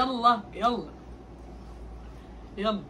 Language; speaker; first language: Arabic; native; Arabic